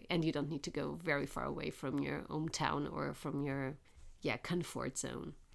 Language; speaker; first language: English; non-native, fluent; Portuguese